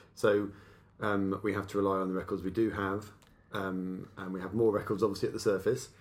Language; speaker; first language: English; native; English